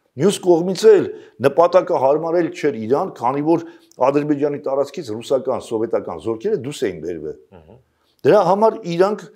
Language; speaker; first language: Armenian; native; Armenian